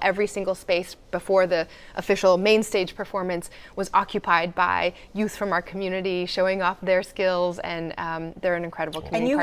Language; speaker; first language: English; native; English